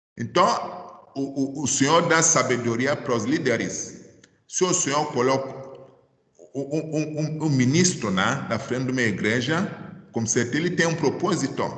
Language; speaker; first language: Portuguese; non-native, fluent; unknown